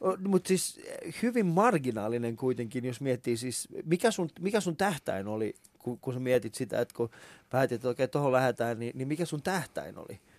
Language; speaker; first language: Finnish; early bilingual, other home language; Persian